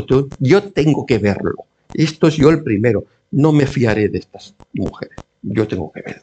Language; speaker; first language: Spanish; native; Spanish